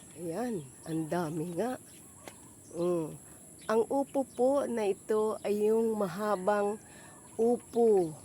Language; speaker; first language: Filipino; native; Filipino